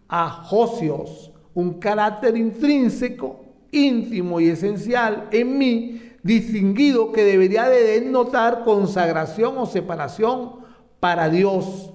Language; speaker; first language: Spanish; native; Spanish